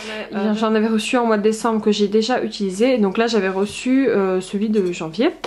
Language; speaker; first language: French; native; French